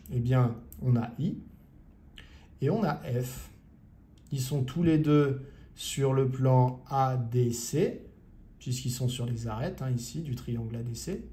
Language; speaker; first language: French; native; French